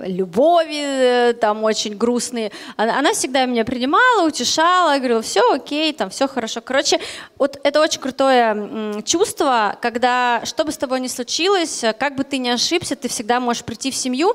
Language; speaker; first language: Russian; native; Russian